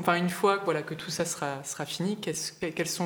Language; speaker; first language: French; native; French